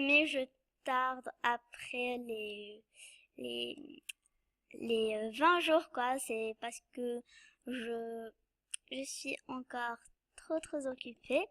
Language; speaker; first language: French; non-native, local second language; Arabic